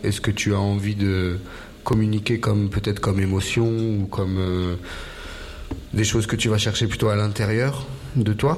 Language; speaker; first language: French; native; French